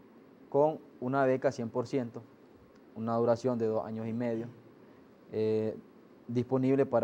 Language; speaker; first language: Spanish; native; Spanish